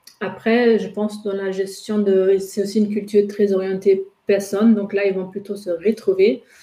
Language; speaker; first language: French; non-native, fluent; German